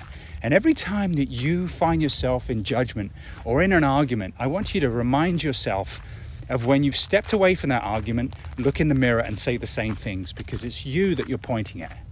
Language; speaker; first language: English; native; English